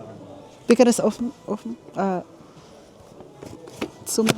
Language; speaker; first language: German; non-native, learner; Filipino